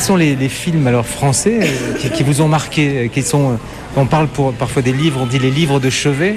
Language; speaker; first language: French; native; French